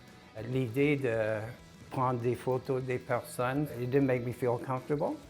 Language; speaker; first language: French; non-native, local second language; English